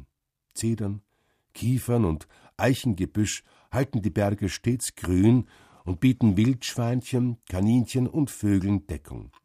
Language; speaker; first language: German; native; German